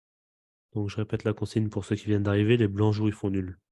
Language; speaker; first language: French; native; French